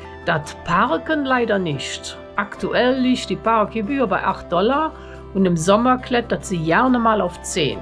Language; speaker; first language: German; native; German